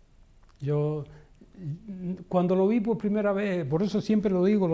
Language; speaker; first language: Spanish; native; Spanish